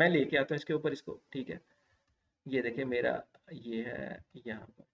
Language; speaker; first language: Urdu; non-native, local second language; Punjabi